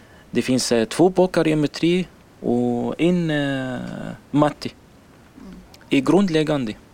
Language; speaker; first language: Swedish; non-native, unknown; Arabic